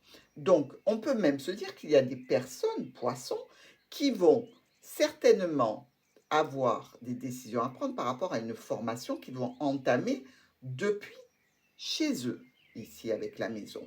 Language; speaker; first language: French; native; French